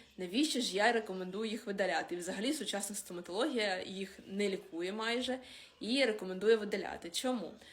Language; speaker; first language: Ukrainian; non-native, local second language; Russian